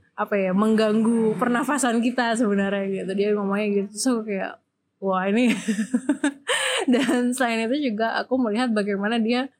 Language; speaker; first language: Indonesian; native; Indonesian